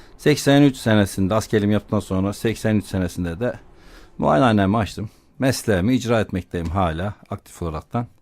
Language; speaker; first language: Turkish; native; Turkish